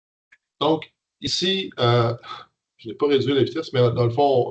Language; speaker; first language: French; native; French